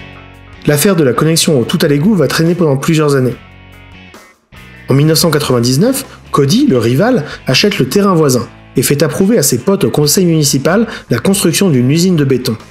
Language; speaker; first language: French; native; French